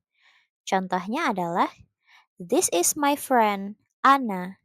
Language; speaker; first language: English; non-native, fluent; Indonesian